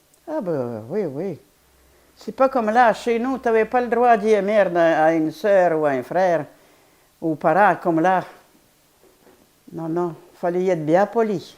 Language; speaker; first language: French; non-native, fluent; Polish